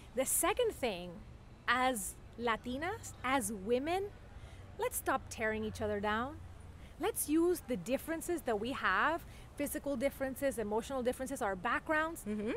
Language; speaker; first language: English; non-native, fluent; Spanish